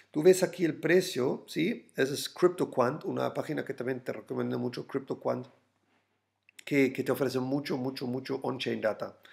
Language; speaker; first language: Spanish; non-native, fluent; German